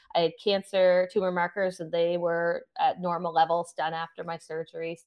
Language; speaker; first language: English; native; English